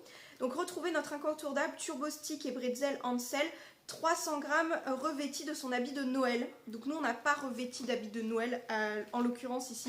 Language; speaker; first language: French; native; French